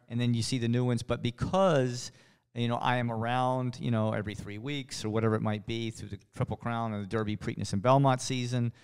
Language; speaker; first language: English; native; English